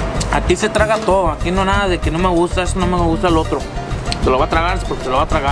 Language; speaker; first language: Spanish; early bilingual, heritage; Spanish